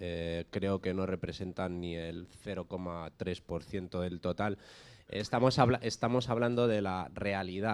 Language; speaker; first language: Spanish; native; Spanish